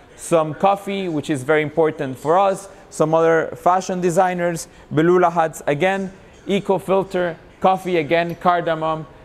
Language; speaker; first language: English; non-native, fluent; Spanish